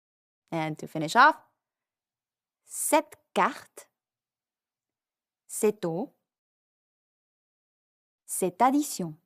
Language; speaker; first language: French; non-native, fluent; English